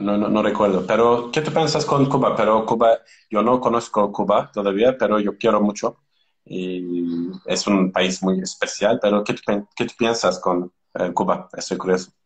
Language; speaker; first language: Spanish; non-native, learner; Turkish